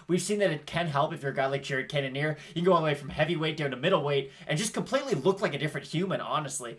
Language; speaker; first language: English; native; English